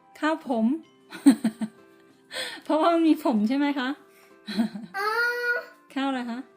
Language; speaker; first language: Thai; native; Thai